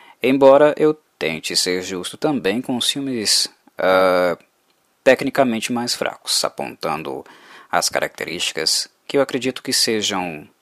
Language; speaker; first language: Portuguese; native; Portuguese